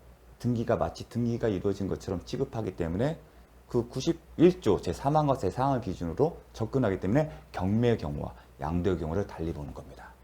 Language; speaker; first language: Korean; native; Korean